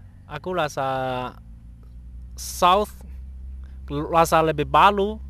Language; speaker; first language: Indonesian; non-native, learner; Chinese